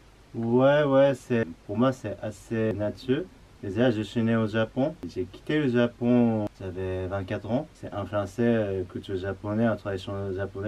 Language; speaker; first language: French; non-native, learner; Japanese